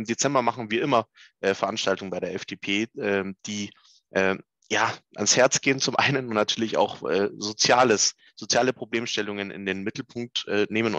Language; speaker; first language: German; native; German